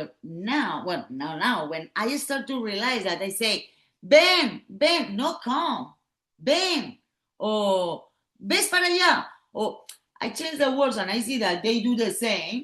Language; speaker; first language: English; non-native, learner; Catalan